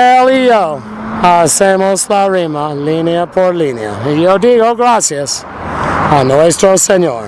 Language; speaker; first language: Spanish; non-native, learner; English